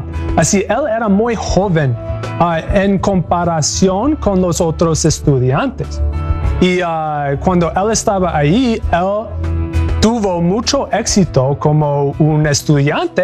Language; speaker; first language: Spanish; non-native, learner; English